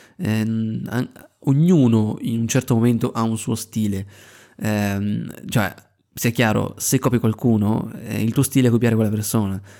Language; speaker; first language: Italian; native; Italian